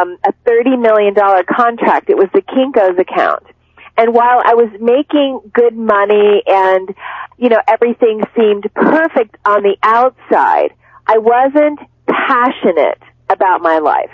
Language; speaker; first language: English; native; English